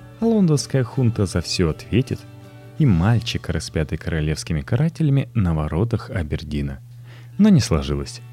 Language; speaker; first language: Russian; native; Russian